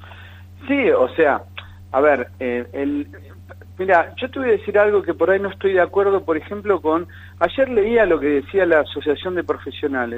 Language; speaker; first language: Spanish; native; Spanish